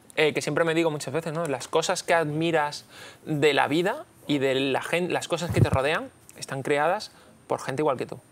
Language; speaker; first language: Spanish; native; Spanish